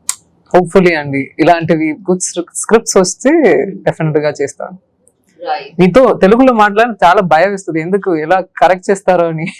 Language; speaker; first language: Telugu; non-native, learner; Tamil